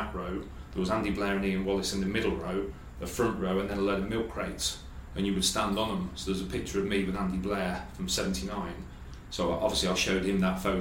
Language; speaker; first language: English; native; English